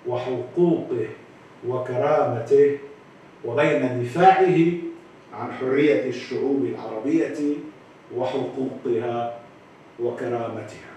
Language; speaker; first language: Arabic; native; Arabic